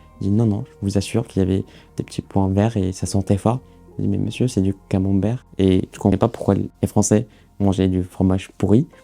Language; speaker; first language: French; early bilingual, other home language; Arabic